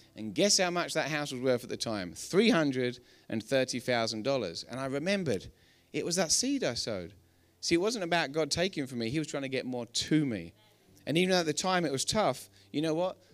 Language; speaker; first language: English; native; English